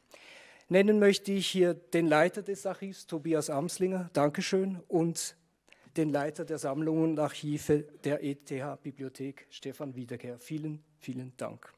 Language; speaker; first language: German; native; German